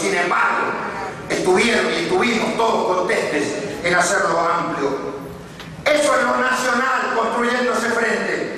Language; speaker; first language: Spanish; native; Spanish